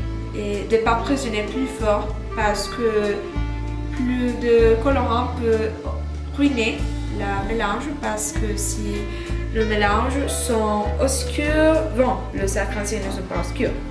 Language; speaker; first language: French; non-native, learner; Spanish